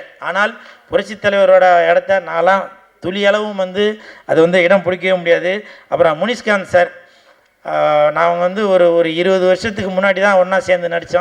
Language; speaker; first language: Tamil; native; Tamil